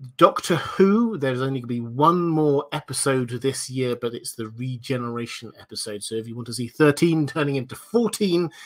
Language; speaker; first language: English; native; English